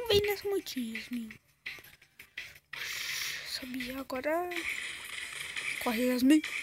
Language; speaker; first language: Portuguese; native; Portuguese